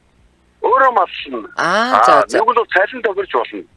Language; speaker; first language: Mongolian; native; Mongolian